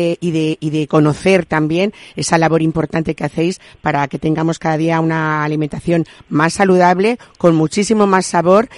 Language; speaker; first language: Spanish; native; Spanish